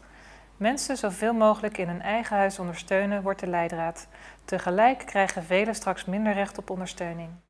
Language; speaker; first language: Dutch; native; Dutch